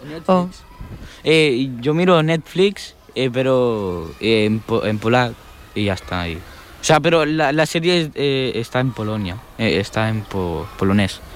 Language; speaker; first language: Catalan; early bilingual, other home language; Polish